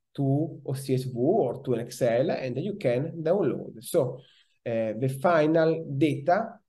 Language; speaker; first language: English; non-native, fluent; Italian